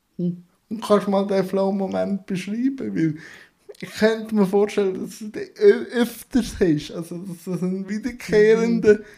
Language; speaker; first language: German; native; German